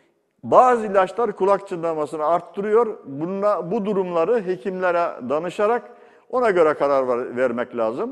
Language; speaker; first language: Turkish; native; Turkish